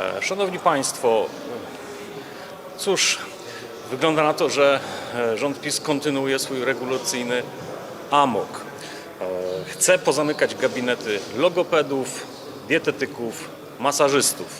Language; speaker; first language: Polish; native; Polish